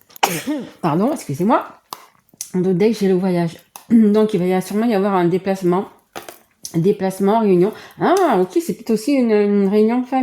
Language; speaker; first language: French; native; French